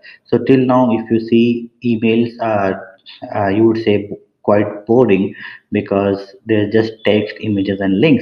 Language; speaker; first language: English; non-native, local second language; Hindi